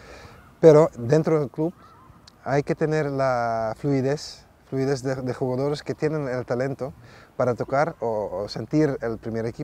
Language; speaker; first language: Spanish; non-native, fluent; Dutch